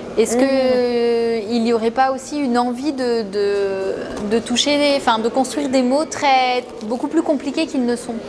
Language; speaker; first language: French; native; French